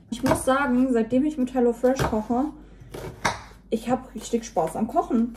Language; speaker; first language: German; native; German